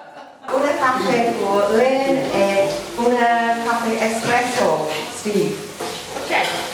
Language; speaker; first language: Italian; non-native, learner; English